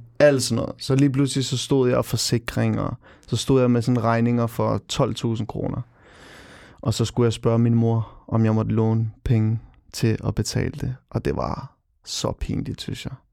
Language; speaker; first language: Danish; early bilingual, other home language; Albanian